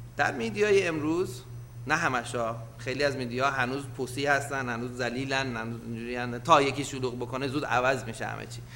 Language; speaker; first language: Persian; native; Persian